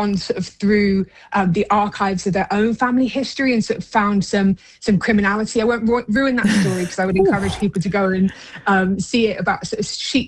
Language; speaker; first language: English; native; English